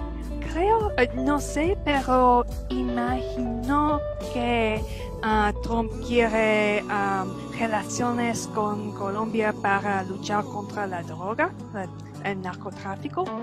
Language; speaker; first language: Spanish; non-native, fluent; English